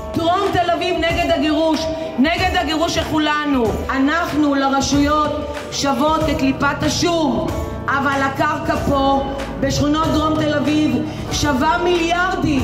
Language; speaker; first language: Hebrew; native; Hebrew